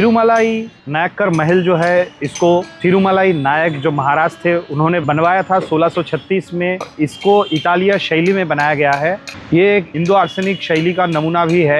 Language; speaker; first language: Hindi; non-native, local second language; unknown